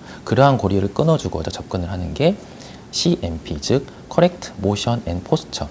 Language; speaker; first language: Korean; native; Korean